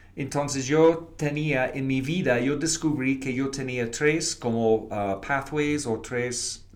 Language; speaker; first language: Spanish; non-native, fluent; English